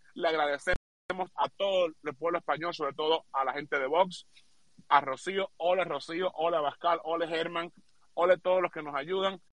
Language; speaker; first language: Spanish; native; Spanish